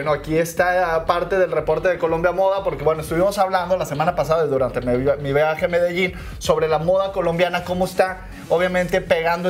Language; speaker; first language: Spanish; native; Spanish